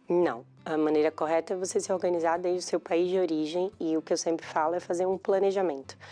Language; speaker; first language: Portuguese; native; Portuguese